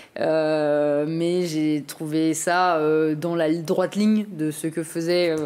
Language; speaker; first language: French; native; French